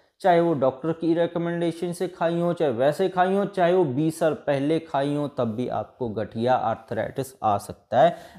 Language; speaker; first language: Hindi; native; Hindi